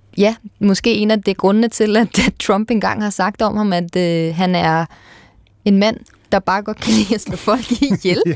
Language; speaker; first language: Danish; native; Danish